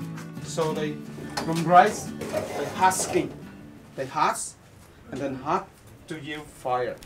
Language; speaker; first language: English; non-native, learner; Vietnamese